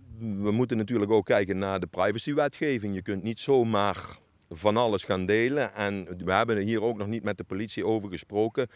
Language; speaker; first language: Dutch; native; Dutch